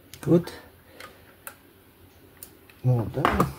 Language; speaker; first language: English; non-native, learner; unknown